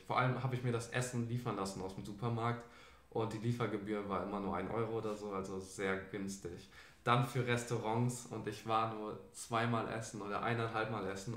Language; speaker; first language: German; native; German